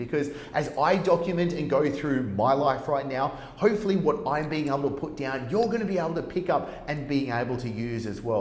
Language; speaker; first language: English; native; English